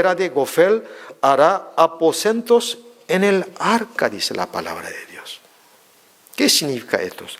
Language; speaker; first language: Spanish; non-native, fluent; Korean